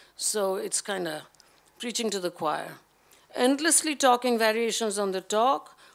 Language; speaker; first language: English; non-native, local second language; Bangla